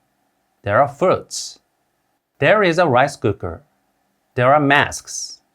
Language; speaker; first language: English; non-native, fluent; Korean